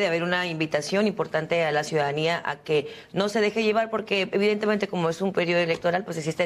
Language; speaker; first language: Spanish; native; Spanish